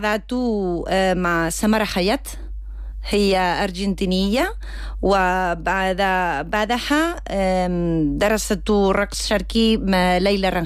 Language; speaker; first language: Arabic; non-native, learner; Spanish